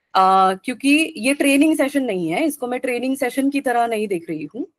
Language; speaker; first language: Hindi; non-native, local second language; Marathi